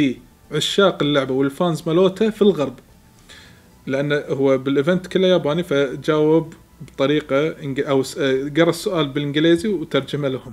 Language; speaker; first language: Arabic; native; Arabic